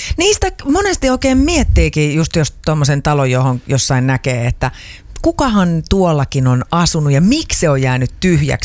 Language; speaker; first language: Finnish; native; Finnish